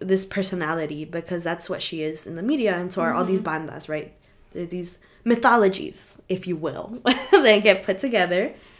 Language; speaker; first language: English; early bilingual, other home language; Spanish